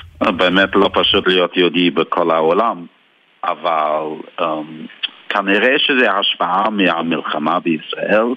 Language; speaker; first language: Hebrew; non-native, fluent; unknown